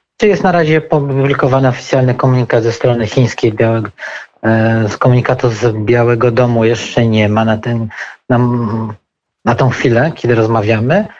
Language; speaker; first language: Polish; native; Polish